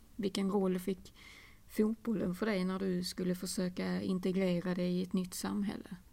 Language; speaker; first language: Swedish; native; Swedish